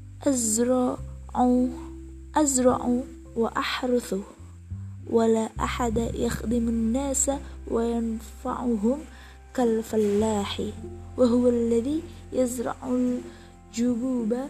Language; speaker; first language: Arabic; non-native, learner; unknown